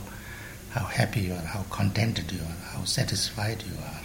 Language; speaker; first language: English; non-native, fluent; Chinese